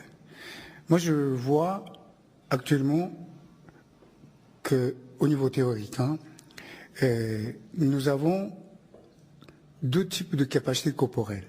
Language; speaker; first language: French; non-native, fluent; Japanese